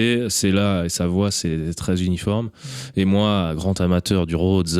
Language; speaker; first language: French; native; French